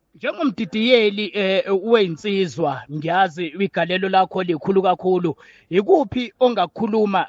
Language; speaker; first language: Zulu; native; Zulu